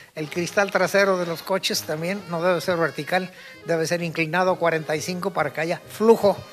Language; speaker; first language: Spanish; native; Spanish